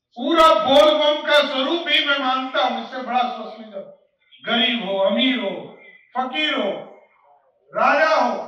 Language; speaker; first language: Hindi; native; Hindi